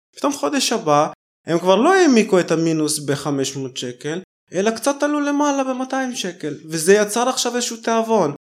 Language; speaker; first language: Hebrew; early bilingual, other home language; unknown